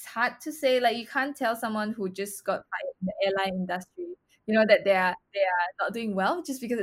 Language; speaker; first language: English; non-native, local second language; Chinese